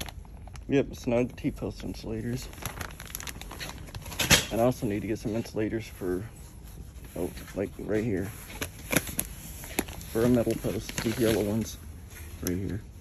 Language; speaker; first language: English; native; English